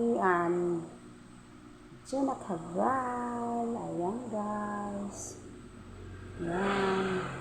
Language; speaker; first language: Filipino; non-native, local second language; Cebuano